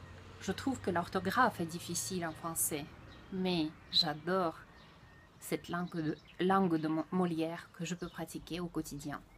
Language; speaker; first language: French; non-native, fluent; Russian